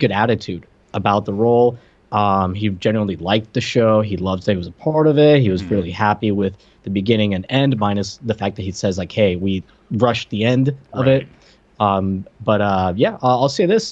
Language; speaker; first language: English; non-native, fluent; Spanish